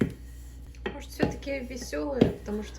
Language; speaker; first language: Russian; early bilingual, heritage; Russian